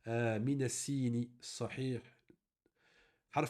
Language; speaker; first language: Arabic; non-native, fluent; French